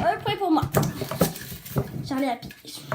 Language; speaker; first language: French; native; French